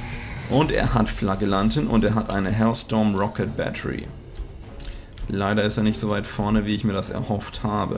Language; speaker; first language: German; native; German